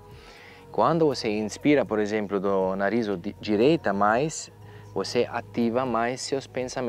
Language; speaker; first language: Portuguese; non-native, learner; German